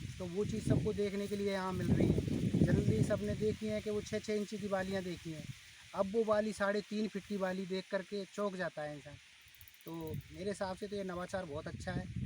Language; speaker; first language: Hindi; native; Hindi